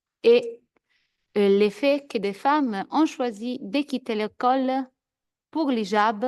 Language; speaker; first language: French; non-native, fluent; Italian